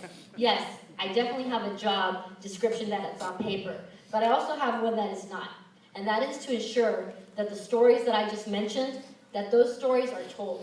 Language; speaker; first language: English; early bilingual, other home language; Spanish